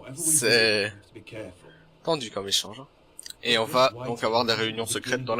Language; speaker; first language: French; native; French